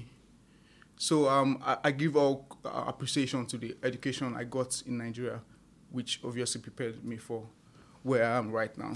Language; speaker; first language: English; non-native, local second language; Yoruba